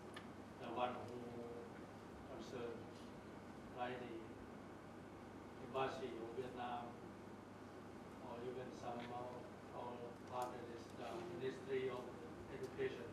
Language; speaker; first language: English; non-native, learner; Thai